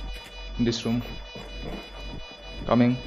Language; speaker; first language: English; non-native, learner; Bodo